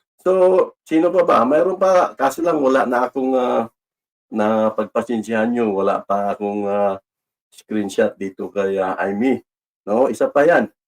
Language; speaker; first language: Filipino; non-native, local second language; Cebuano